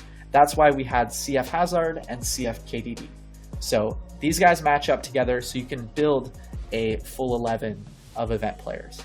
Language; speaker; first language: English; native; English